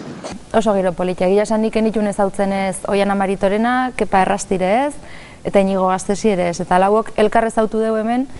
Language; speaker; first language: Basque; native; Basque